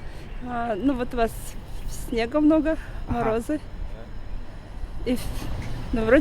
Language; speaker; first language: Russian; native; Russian